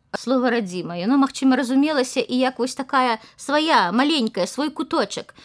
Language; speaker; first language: Belarusian; native; Belarusian